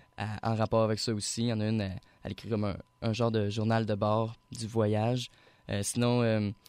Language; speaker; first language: French; native; French